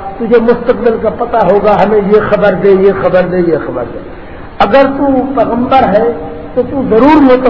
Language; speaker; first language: Urdu; non-native, local second language; Punjabi